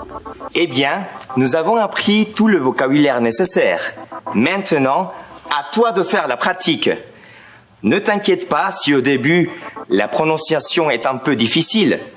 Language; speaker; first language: French; non-native, fluent; Spanish